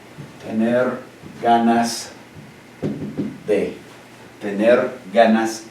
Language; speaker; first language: Spanish; non-native, fluent; English